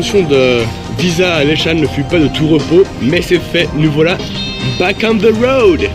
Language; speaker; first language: French; native; French